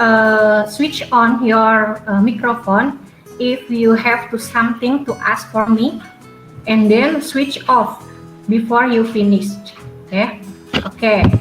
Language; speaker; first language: English; non-native, learner; Indonesian